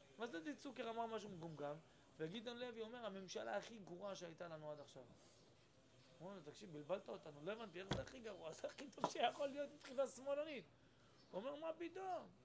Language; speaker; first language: Hebrew; native; Hebrew